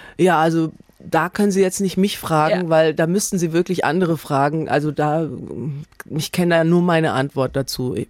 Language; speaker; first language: German; native; German